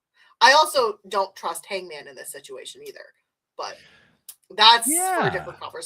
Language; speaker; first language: English; native; English